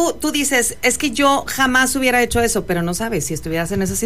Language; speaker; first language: Spanish; native; Spanish